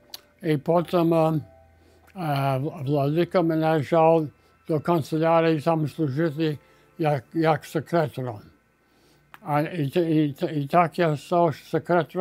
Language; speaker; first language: Ukrainian; early bilingual, heritage; Ukrainian